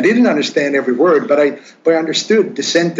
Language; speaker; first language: English; non-native, fluent; Swedish